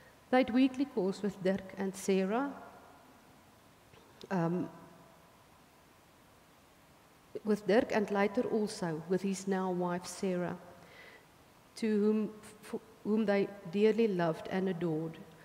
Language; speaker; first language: English; non-native, local second language; Afrikaans